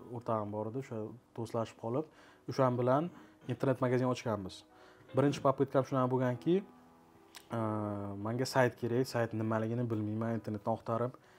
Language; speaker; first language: Uzbek; early bilingual, heritage; Uzbek